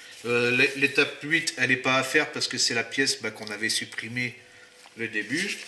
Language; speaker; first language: French; native; French